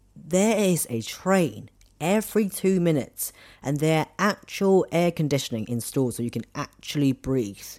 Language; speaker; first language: English; non-native, local second language; Cantonese